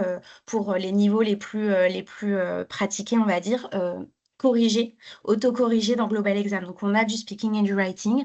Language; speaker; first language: French; native; French